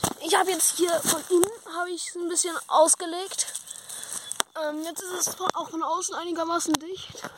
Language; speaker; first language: German; native; German